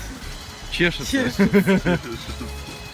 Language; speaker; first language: Russian; native; Russian